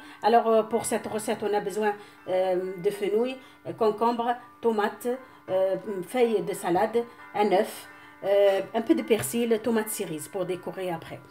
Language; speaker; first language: French; non-native, local second language; Arabic